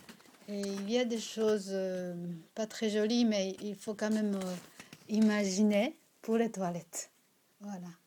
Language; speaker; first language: French; non-native, learner; Japanese